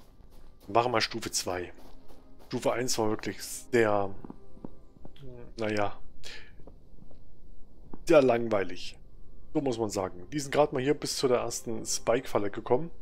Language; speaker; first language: German; native; German